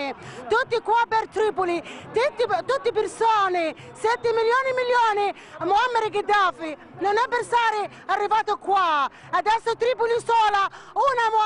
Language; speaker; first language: Italian; non-native, learner; Arabic